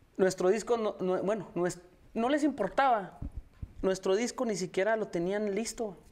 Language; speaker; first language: Spanish; native; Spanish